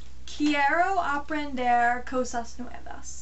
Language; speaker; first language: Spanish; non-native, learner; English